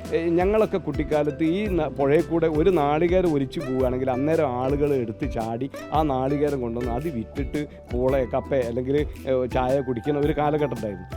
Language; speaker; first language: Malayalam; native; Malayalam